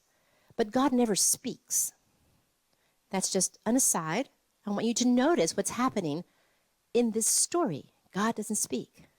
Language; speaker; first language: English; native; English